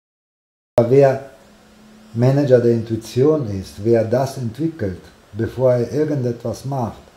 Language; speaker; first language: German; non-native, fluent; Italian